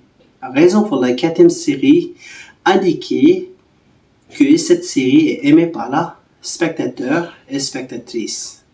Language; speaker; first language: French; non-native, learner; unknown